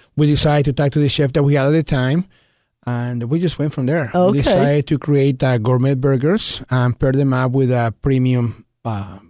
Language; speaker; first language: English; early bilingual, other home language; Spanish